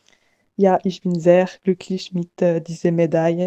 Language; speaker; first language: German; non-native, local second language; French